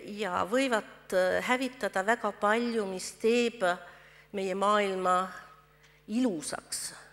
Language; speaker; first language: Estonian; non-native, fluent; French